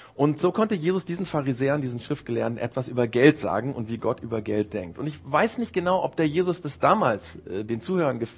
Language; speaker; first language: German; early bilingual, other home language; Japanese